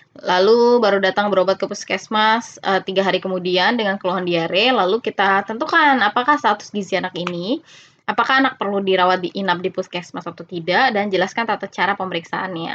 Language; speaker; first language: Indonesian; native; Indonesian